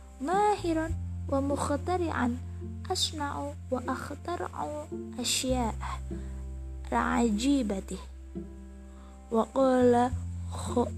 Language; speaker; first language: Arabic; non-native, learner; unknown